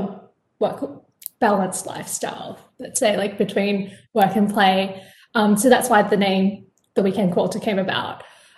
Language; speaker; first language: English; native; English